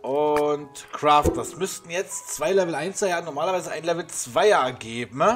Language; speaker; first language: German; native; German